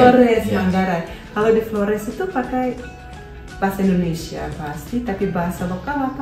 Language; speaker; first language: Indonesian; non-native, fluent; Russian